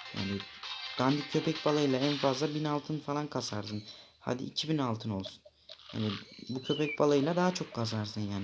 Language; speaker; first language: Turkish; native; Turkish